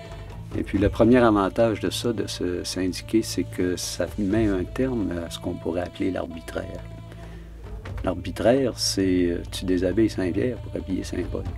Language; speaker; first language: French; native; French